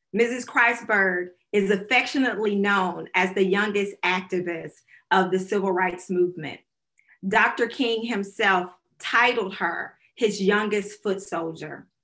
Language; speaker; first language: English; native; English